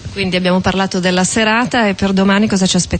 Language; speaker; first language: Italian; native; Italian